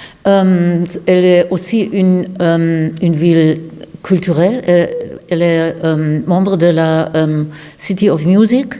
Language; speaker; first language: French; non-native, learner; German